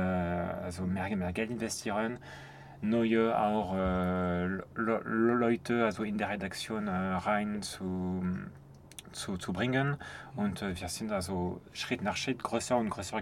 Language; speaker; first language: German; non-native, fluent; French